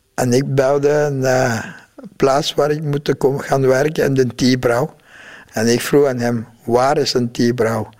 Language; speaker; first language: Dutch; non-native, fluent; Vietnamese